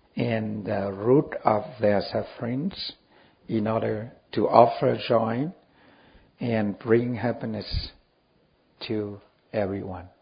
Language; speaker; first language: English; non-native, learner; Vietnamese